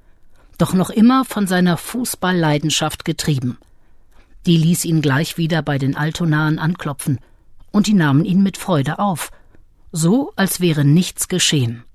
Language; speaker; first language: German; native; German